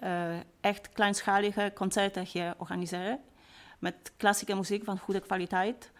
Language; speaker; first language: Dutch; non-native, fluent; Polish